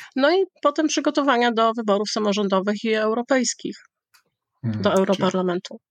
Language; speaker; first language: Polish; native; Polish